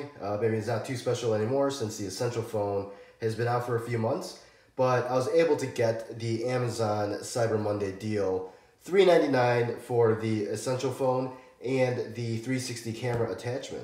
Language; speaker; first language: English; native; English